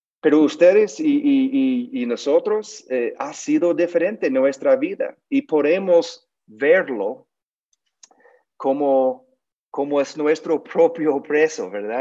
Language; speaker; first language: Spanish; non-native, learner; English